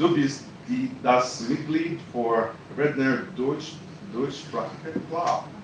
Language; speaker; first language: German; non-native, learner; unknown